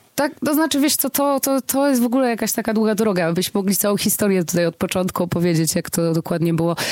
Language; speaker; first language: Polish; native; Polish